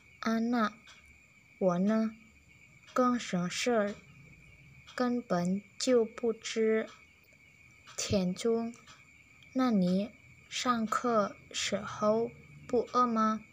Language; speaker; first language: Chinese; non-native, learner; Indonesian